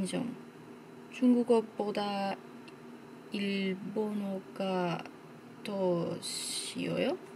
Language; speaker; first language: Korean; non-native, learner; Basque